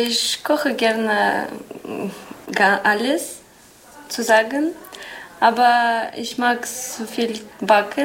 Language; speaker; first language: German; non-native, learner; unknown